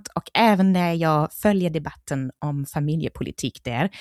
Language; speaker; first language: Swedish; non-native, fluent; German